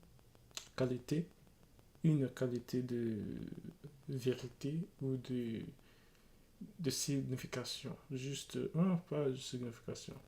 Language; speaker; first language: French; non-native, learner; English